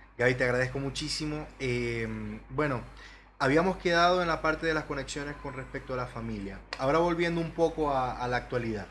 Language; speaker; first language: Spanish; native; Spanish